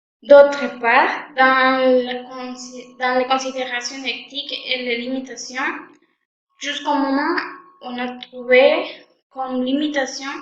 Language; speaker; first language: French; non-native, fluent; Spanish